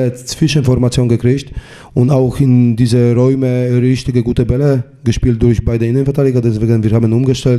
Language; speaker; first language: German; non-native, fluent; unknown